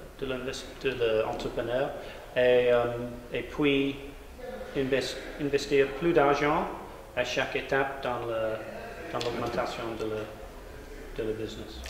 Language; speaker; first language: French; non-native, learner; English